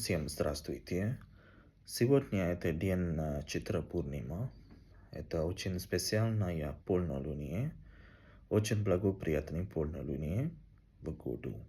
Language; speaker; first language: Russian; non-native, learner; Tamil